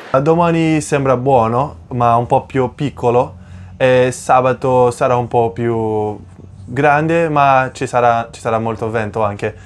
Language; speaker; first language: Italian; non-native, fluent; Portuguese